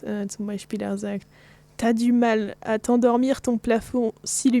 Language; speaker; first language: German; non-native, fluent; French